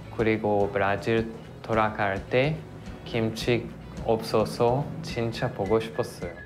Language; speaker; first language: Korean; non-native, learner; Portuguese